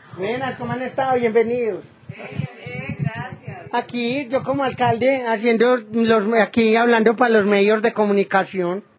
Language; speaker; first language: Spanish; native; Spanish